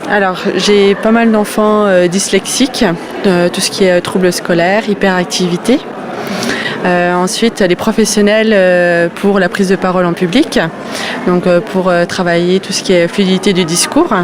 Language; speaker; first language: French; native; French